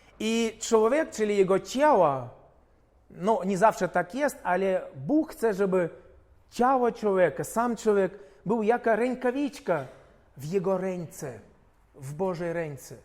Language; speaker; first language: Polish; non-native, fluent; Ukrainian